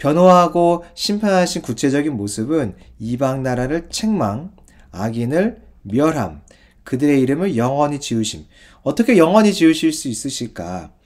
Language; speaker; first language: Korean; native; Korean